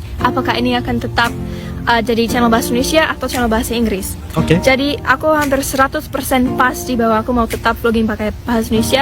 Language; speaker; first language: Indonesian; non-native, fluent; Swedish